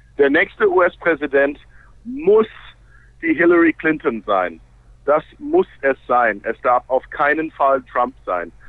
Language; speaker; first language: German; non-native, fluent; English